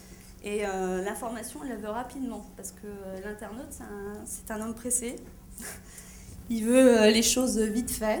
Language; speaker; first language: French; native; French